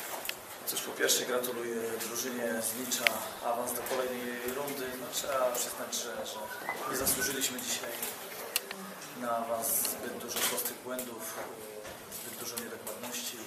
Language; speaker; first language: Polish; native; Polish